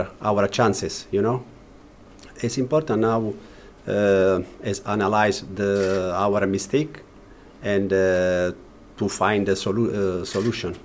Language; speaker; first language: English; non-native, learner; Italian